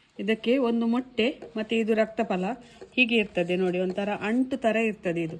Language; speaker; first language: Kannada; non-native, local second language; Tulu